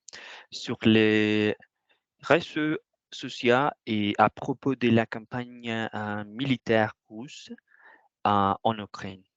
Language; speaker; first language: French; non-native, learner; Spanish